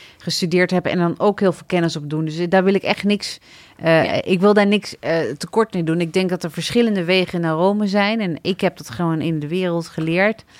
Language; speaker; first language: Dutch; early bilingual, other home language; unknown